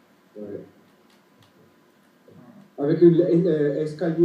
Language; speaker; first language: French; non-native, fluent; German